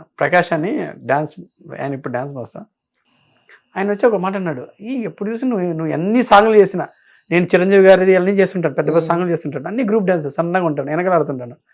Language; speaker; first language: Telugu; native; Telugu